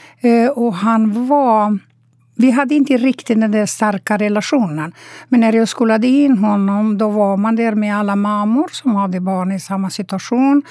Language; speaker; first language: Swedish; non-native, fluent; Romanian